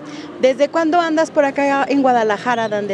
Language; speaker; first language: Spanish; native; Spanish